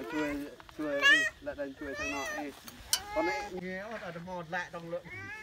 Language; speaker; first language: Khmer; non-native, local second language; Jarai